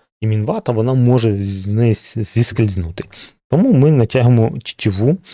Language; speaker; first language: Ukrainian; non-native, local second language; Russian